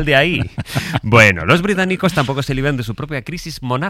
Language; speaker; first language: Spanish; native; Spanish